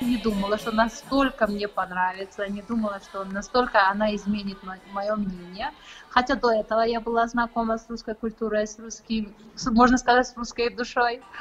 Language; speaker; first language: Russian; non-native, fluent; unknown